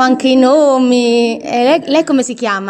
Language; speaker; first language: Italian; native; Italian